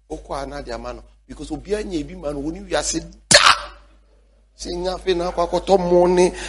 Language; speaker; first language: English; non-native, local second language; Akan